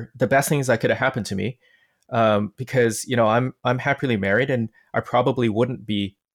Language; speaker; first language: English; non-native, local second language; Cantonese